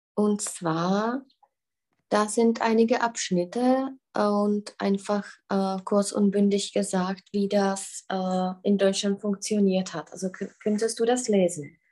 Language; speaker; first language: German; non-native, fluent; Czech